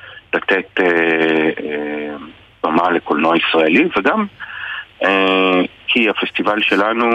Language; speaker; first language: Hebrew; native; Hebrew